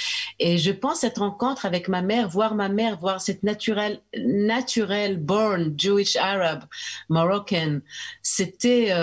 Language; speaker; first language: French; early bilingual, heritage; French